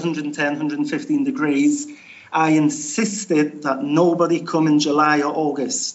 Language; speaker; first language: English; native; English